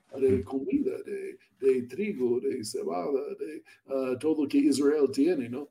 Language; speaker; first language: Spanish; non-native, learner; English